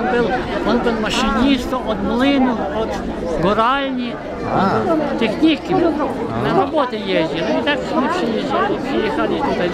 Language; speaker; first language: Polish; early bilingual, heritage; Polish